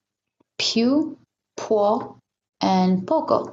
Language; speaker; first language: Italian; non-native, learner; English